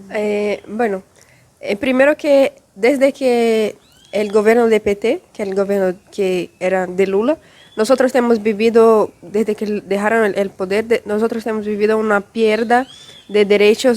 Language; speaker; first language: Spanish; non-native, fluent; Portuguese